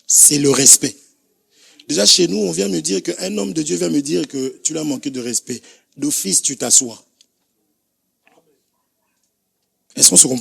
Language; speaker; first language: French; non-native, local second language; Lingala